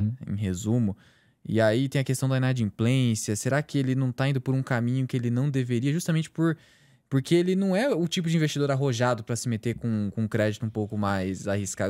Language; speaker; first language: Portuguese; native; Portuguese